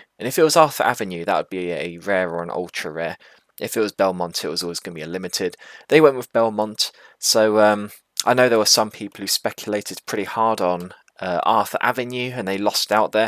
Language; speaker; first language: English; native; English